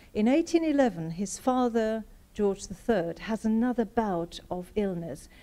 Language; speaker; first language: English; non-native, fluent; German